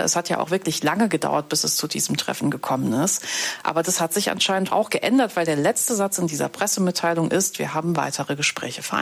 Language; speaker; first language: German; native; German